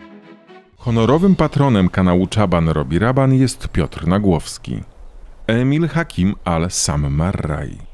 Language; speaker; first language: Polish; native; Polish